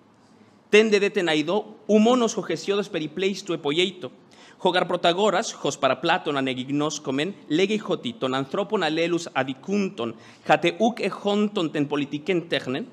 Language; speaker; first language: Greek; non-native, fluent; Spanish